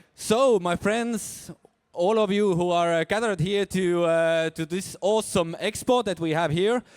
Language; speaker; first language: English; non-native, fluent; Estonian